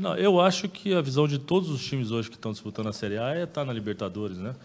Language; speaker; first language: Portuguese; native; Portuguese